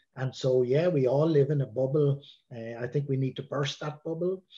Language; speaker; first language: English; native; English